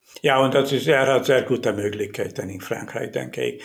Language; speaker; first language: German; non-native, learner; Hungarian